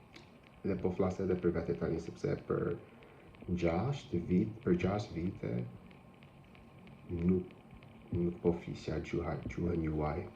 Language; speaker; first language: Albanian; non-native, learner; English